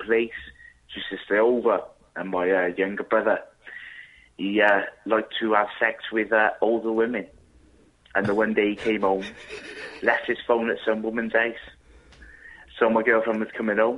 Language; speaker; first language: English; native; English